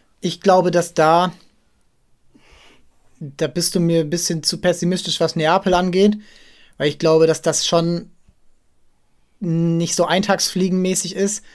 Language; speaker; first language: German; native; German